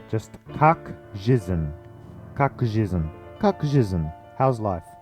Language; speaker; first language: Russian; non-native, learner; English